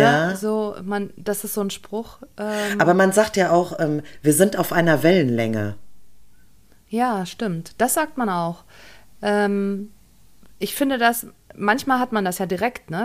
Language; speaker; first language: German; native; German